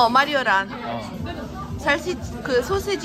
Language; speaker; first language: Korean; non-native, learner; Italian